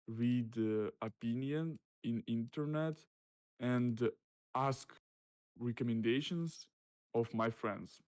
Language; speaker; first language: English; non-native, learner; Russian